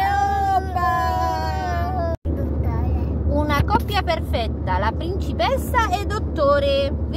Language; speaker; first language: Italian; non-native, learner; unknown